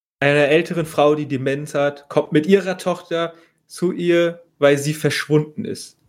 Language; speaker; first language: German; native; German